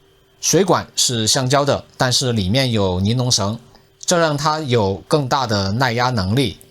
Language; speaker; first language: Chinese; native; Chinese